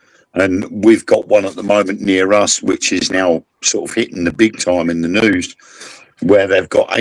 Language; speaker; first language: English; native; English